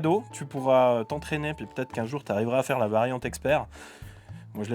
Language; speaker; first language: French; native; French